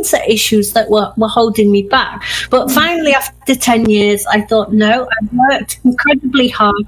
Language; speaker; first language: English; native; English